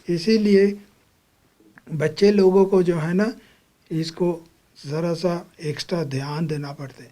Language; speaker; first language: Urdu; non-native, fluent; Bangla